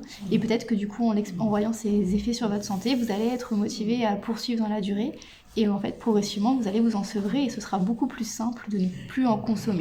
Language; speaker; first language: French; native; French